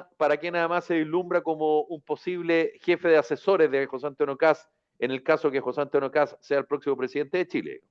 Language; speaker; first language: Spanish; native; Spanish